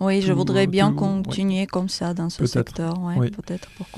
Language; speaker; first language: French; non-native, fluent; Russian